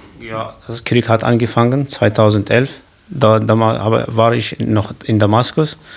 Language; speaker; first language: German; non-native, learner; Kurdish